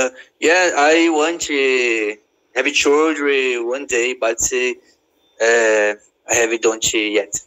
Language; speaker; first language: English; non-native, learner; Portuguese